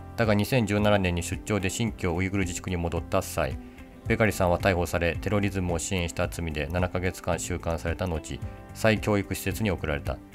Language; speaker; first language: Japanese; native; Japanese